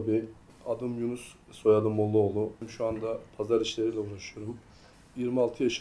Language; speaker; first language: Turkish; native; Turkish